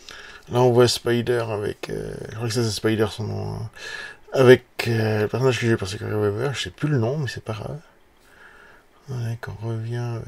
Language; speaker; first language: French; native; French